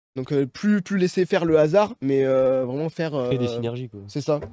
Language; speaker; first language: French; native; French